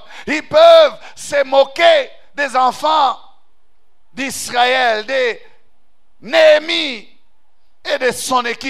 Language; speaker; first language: French; non-native, local second language; Swahili